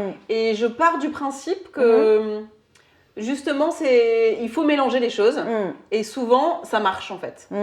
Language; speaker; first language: French; native; French